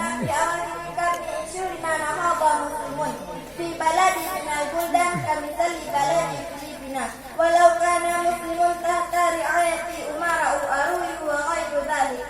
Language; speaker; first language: Arabic; non-native, learner; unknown